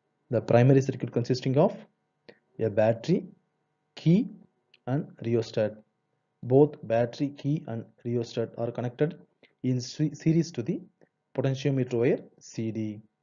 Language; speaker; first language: English; non-native, local second language; Tamil